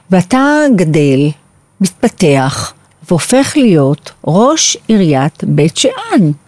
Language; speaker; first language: Hebrew; native; Hebrew